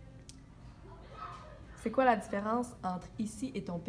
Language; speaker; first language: French; native; French